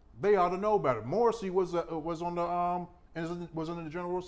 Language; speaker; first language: English; native; English